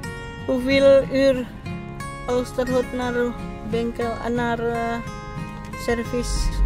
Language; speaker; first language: Dutch; non-native, learner; Indonesian